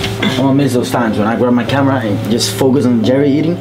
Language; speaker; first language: English; non-native, fluent; Spanish